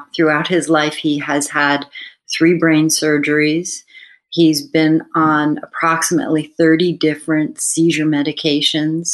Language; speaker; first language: English; native; English